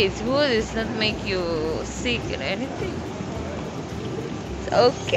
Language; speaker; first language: English; non-native, learner; Indonesian